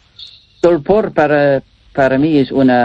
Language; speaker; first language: Spanish; non-native, learner; English